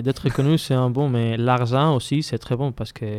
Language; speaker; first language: French; non-native, learner; Spanish